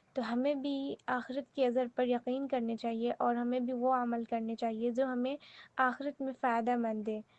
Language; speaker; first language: Urdu; native; Urdu